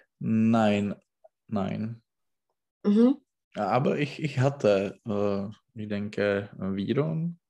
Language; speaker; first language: German; non-native, learner; Czech